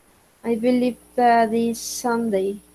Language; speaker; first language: English; non-native, learner; Spanish